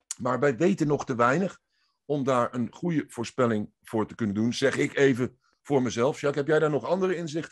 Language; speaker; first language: Dutch; native; Dutch